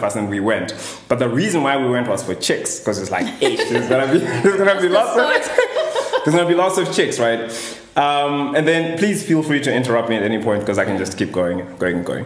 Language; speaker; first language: English; non-native, local second language; Shona